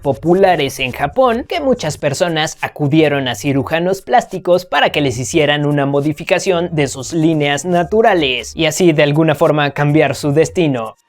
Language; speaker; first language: Spanish; native; Spanish